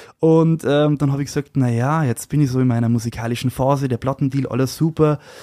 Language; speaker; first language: German; native; German